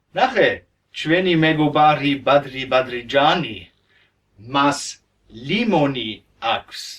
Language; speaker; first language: Georgian; non-native, learner; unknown